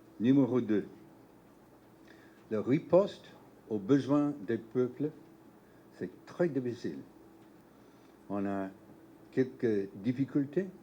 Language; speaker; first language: French; non-native, learner; English